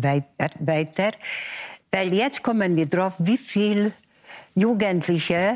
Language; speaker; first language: German; non-native, fluent; Hungarian